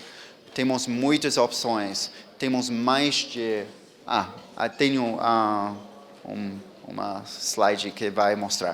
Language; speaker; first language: Portuguese; non-native, fluent; English